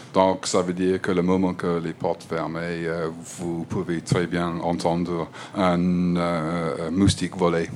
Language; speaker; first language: French; non-native, fluent; English